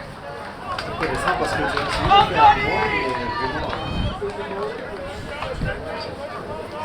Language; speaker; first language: French; non-native, fluent; English